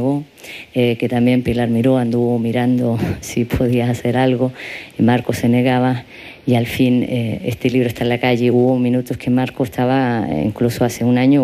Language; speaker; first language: Spanish; native; Spanish